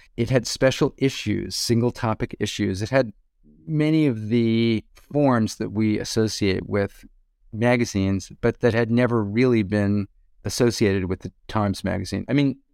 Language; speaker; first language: English; native; English